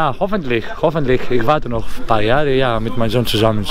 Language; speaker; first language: German; non-native, learner; Greek